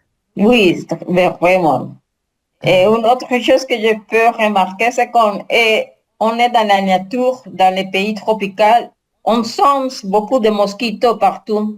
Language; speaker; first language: French; non-native, learner; Spanish